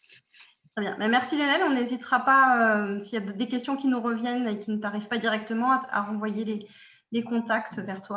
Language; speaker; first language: French; native; French